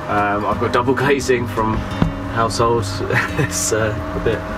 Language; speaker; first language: English; native; English